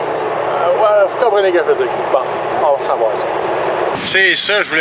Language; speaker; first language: French; native; French